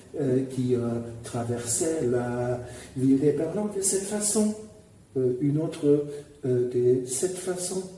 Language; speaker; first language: French; non-native, fluent; German